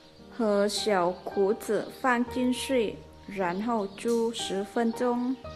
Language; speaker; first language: Chinese; non-native, learner; Lao